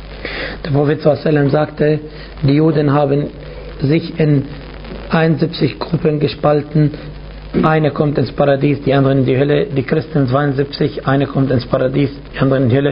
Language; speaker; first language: German; non-native, fluent; Arabic